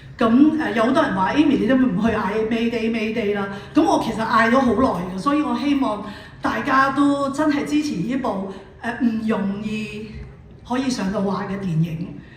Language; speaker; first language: Cantonese; native; Cantonese